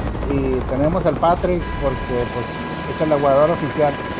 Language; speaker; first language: Spanish; native; Spanish